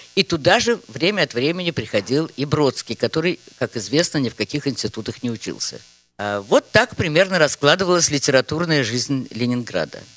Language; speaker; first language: Russian; native; Russian